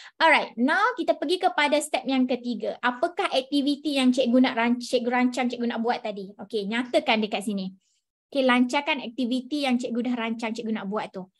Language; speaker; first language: Malay; native; Malay